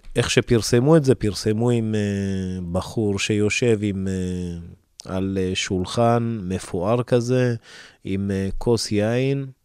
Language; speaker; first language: Hebrew; early bilingual, other home language; Amharic